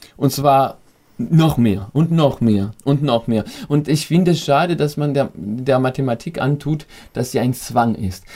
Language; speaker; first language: German; non-native, fluent; French